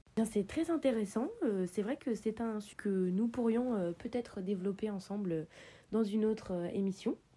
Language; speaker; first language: French; native; French